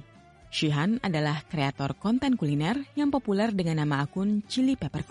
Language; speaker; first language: Indonesian; native; Indonesian